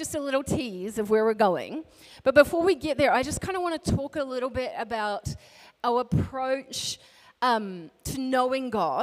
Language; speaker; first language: English; native; English